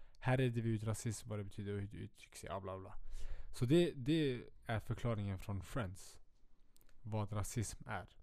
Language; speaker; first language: Swedish; early bilingual, other home language; Kurdish